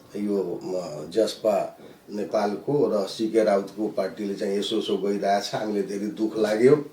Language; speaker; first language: Nepali; non-native, local second language; Maithili